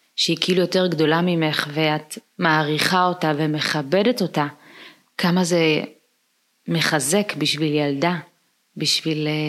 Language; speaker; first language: Hebrew; early bilingual, other home language; Amharic